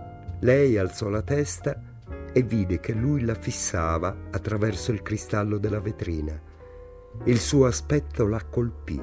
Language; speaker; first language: Italian; native; Italian